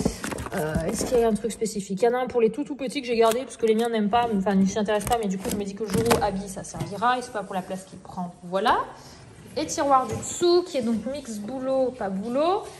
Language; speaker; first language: French; native; French